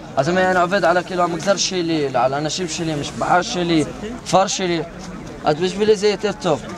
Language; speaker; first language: Hebrew; non-native, local second language; Arabic